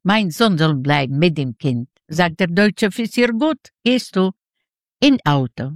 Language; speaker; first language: German; non-native, learner; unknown